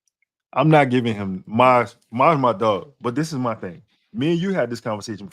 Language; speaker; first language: English; native; English